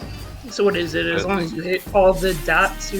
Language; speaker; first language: English; native; English